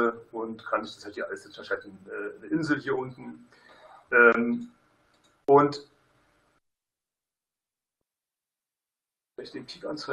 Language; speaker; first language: German; native; German